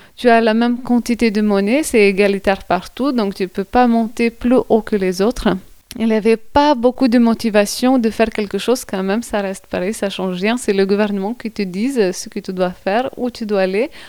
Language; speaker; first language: French; non-native, fluent; Lithuanian